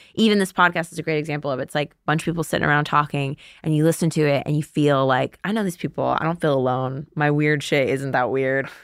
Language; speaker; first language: English; native; English